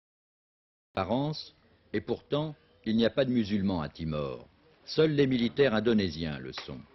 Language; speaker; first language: French; native; French